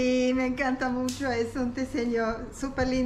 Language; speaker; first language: Spanish; non-native, learner; German